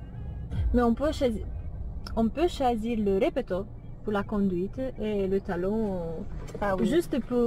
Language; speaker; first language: French; non-native, fluent; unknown